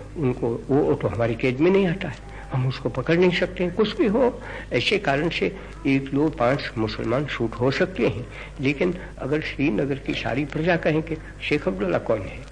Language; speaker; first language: Hindi; non-native, local second language; Gujarati